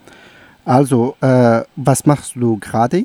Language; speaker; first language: German; non-native, learner; Persian